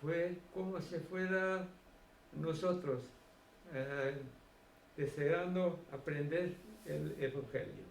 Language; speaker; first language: Spanish; non-native, fluent; Portuguese